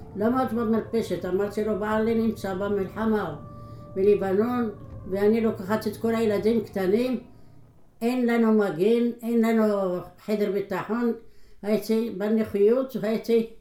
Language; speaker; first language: Hebrew; non-native, fluent; Arabic